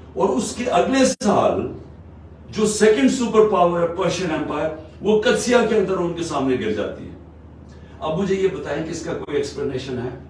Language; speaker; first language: Urdu; native; Urdu